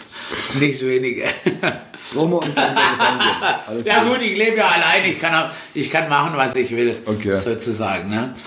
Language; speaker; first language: German; early bilingual, other home language; Italian